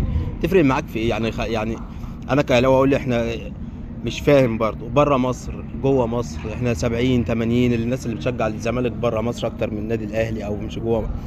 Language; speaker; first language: Arabic; native; Arabic